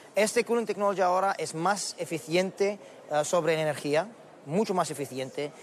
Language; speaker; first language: Spanish; non-native, learner; Arabic